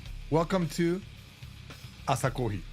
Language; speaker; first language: English; native; English